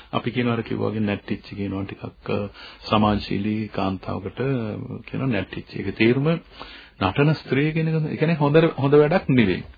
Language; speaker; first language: Sinhala; native; Sinhala